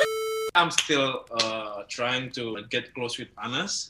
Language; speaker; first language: English; non-native, learner; Indonesian